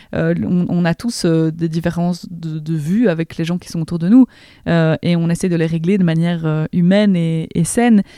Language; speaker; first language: French; native; French